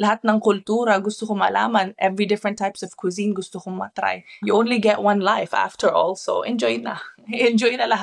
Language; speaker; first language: Filipino; early bilingual, heritage; Filipino